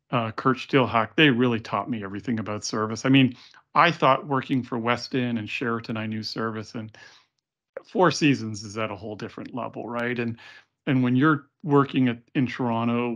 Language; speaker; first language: English; native; English